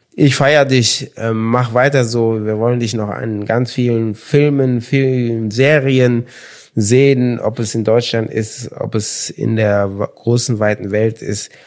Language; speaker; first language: German; early bilingual, other home language; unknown